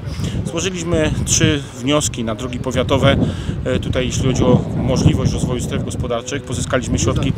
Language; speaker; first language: Polish; native; Polish